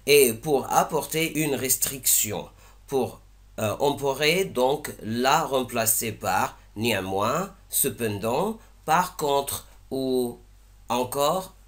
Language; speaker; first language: French; non-native, fluent; Arabic